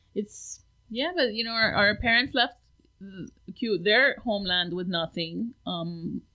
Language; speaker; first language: English; early bilingual, other home language; Spanish